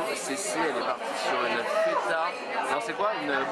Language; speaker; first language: French; native; French